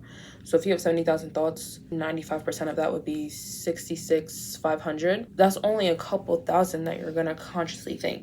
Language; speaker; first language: English; native; English